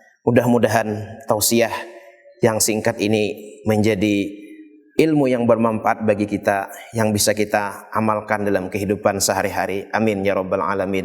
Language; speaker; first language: Indonesian; non-native, local second language; Banjar